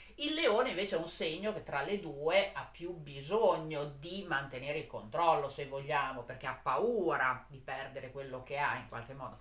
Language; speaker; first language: Italian; native; Italian